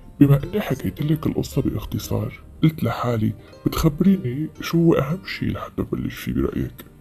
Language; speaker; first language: Arabic; native; Arabic